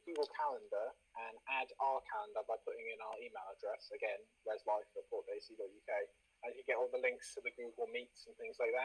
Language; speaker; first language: English; native; English